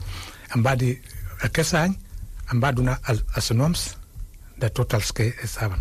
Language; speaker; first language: Catalan; non-native, fluent; Wolof